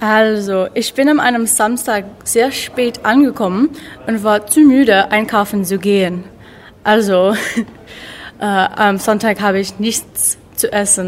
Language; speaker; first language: German; non-native, learner; English